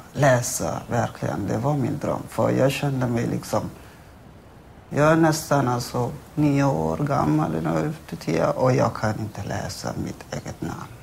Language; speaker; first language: Swedish; non-native, fluent; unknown